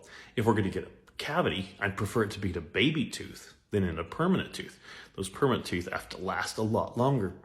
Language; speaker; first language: English; native; English